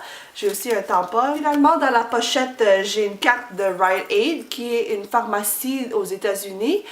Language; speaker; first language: French; non-native, fluent; English